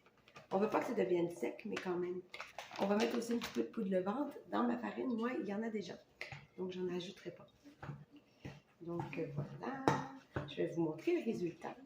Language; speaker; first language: French; native; French